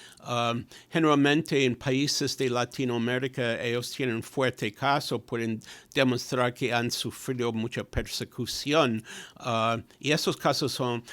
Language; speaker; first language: Spanish; non-native, fluent; English